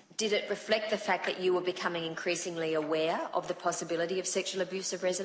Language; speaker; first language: English; native; English